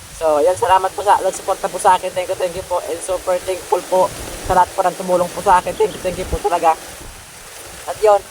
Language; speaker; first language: Filipino; non-native, local second language; Bikol